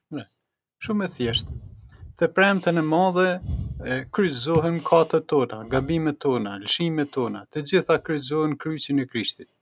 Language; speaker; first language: Albanian; native; Albanian